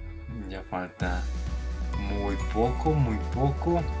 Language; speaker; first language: Spanish; native; Spanish